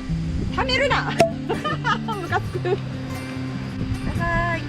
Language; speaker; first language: Japanese; native; Japanese